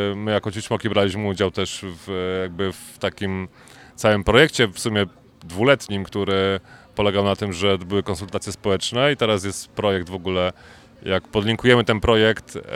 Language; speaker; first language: Polish; native; Polish